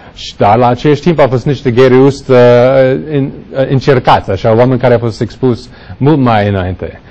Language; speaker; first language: Romanian; non-native, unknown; English